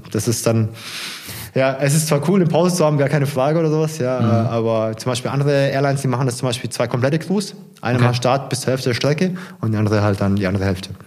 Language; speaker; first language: German; early bilingual, other home language; Korean